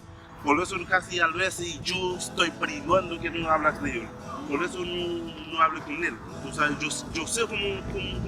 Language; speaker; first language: Spanish; non-native, learner; Haitian Creole